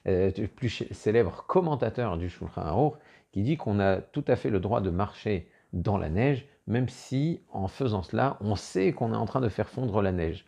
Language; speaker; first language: French; native; French